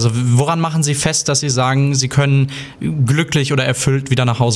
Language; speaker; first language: German; native; German